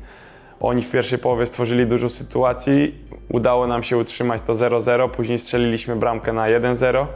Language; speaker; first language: Polish; native; Polish